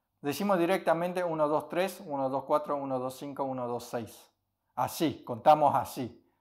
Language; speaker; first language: Spanish; early bilingual, other home language; Chinese